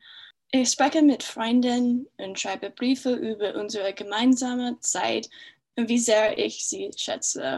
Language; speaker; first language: German; non-native, fluent; English